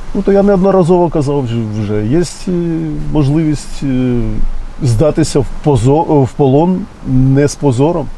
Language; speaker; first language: Ukrainian; native; Ukrainian